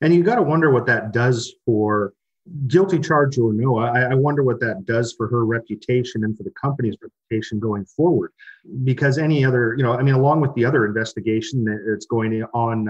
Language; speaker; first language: English; native; English